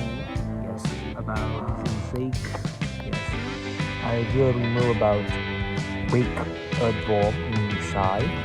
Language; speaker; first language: English; non-native, learner; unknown